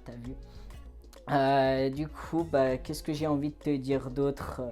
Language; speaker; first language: French; native; French